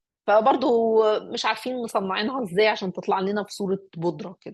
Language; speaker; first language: Arabic; native; Arabic